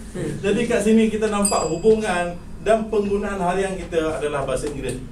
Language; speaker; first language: Malay; native; Malay